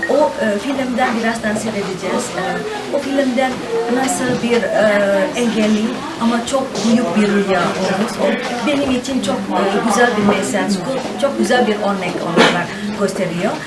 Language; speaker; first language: Turkish; non-native, learner; Indonesian